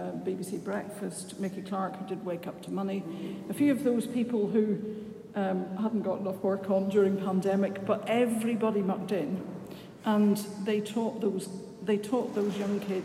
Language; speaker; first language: English; native; English